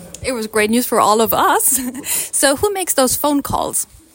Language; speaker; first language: English; non-native, fluent; German